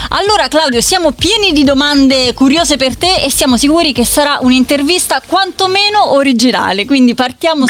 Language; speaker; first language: Italian; native; Italian